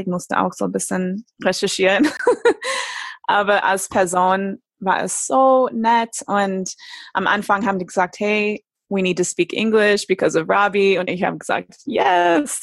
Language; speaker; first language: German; non-native, fluent; English